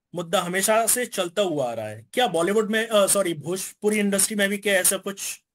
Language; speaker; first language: Hindi; native; Hindi